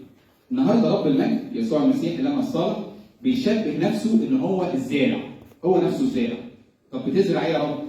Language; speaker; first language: Arabic; native; Arabic